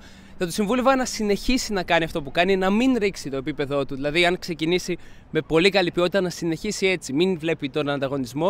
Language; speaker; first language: Greek; native; Greek